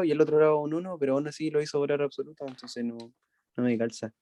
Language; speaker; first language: Spanish; native; Spanish